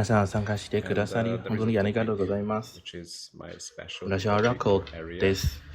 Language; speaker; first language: Japanese; non-native, learner; English